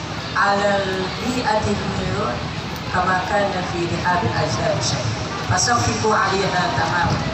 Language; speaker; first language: Arabic; non-native, fluent; Indonesian